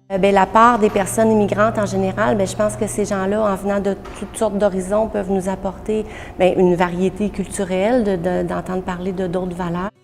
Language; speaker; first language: French; native; French